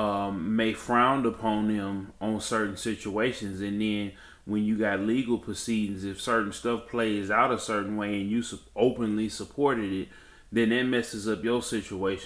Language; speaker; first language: English; native; English